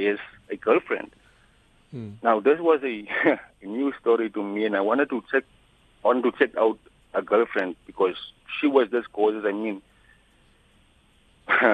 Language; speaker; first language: English; non-native, local second language; Afrikaans